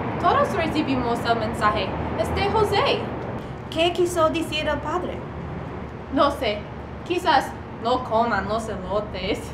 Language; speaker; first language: Spanish; non-native, learner; English